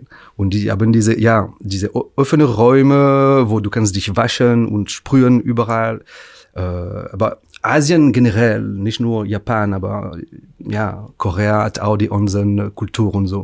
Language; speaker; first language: German; non-native, fluent; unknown